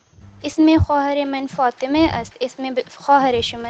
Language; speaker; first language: Persian; non-native, learner; Urdu